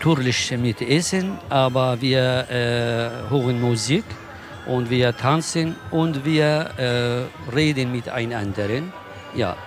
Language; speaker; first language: German; non-native, learner; Kurdish